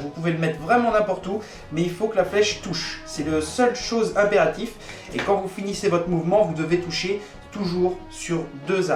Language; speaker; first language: French; native; French